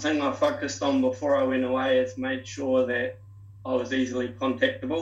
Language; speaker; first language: English; native; English